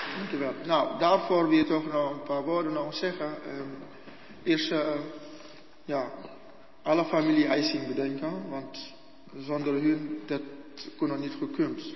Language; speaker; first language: Dutch; non-native, learner; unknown